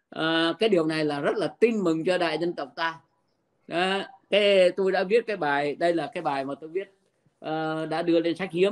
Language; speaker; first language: Vietnamese; native; Vietnamese